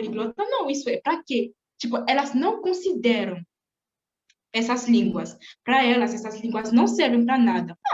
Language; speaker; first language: Portuguese; non-native, fluent; French